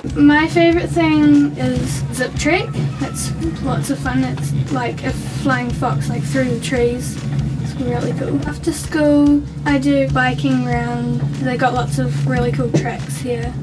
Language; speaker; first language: English; native; English